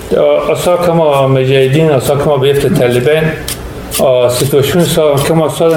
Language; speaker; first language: Danish; non-native, learner; Persian